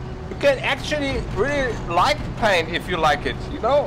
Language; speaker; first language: English; non-native, fluent; German